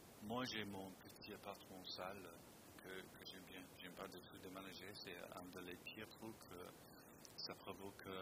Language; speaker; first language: French; non-native, fluent; English